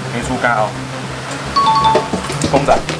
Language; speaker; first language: Chinese; native; Chinese